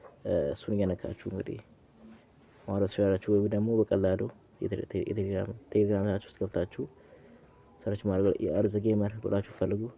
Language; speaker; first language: Amharic; native; Amharic